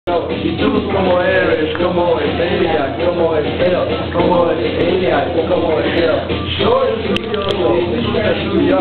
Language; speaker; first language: Spanish; non-native, learner; English